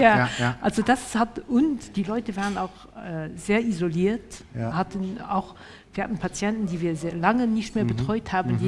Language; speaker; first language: German; non-native, local second language; Luxembourgish